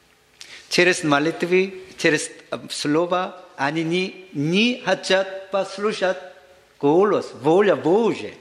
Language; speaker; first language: Russian; non-native, learner; Korean